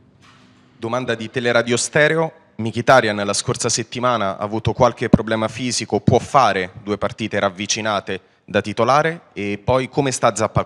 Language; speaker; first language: Italian; native; Italian